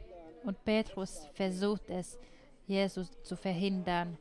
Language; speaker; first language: German; non-native, fluent; Finnish